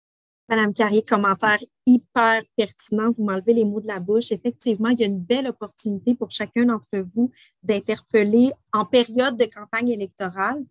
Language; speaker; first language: French; native; French